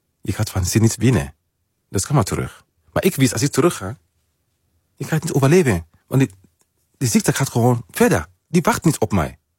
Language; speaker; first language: Dutch; non-native, fluent; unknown